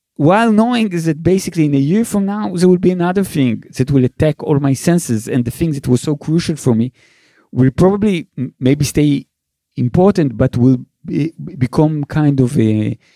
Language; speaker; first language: English; non-native, fluent; Hebrew